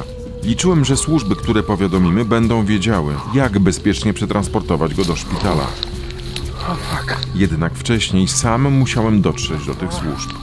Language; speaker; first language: Polish; native; Polish